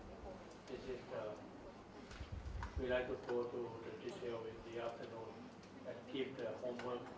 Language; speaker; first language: English; non-native, learner; Thai